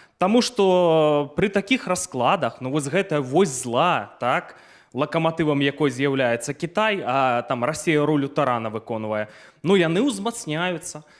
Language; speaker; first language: Belarusian; native; Belarusian